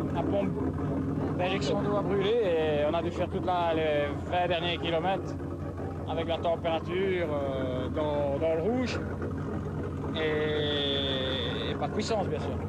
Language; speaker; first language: French; native; French